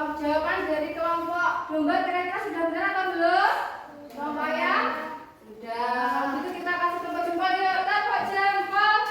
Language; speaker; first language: Malay; native; Malay